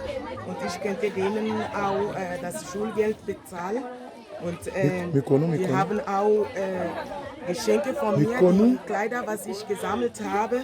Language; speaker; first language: German; non-native, fluent; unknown